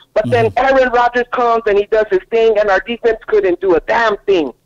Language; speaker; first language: English; native; English